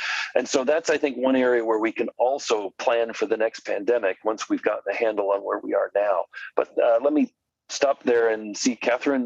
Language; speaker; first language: English; native; English